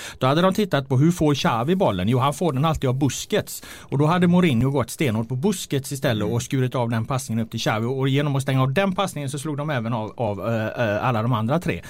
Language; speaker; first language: Swedish; native; Swedish